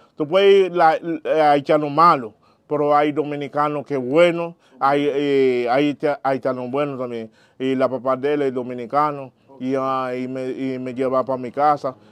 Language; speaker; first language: Spanish; non-native, learner; Haitian Creole